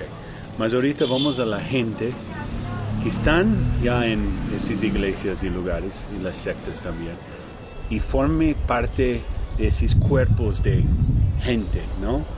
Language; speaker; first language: Spanish; non-native, fluent; Portuguese